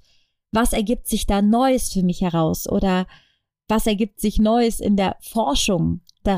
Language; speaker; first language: German; native; German